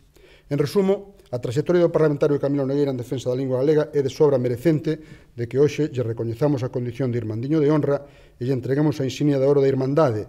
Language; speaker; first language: Galician; native; Galician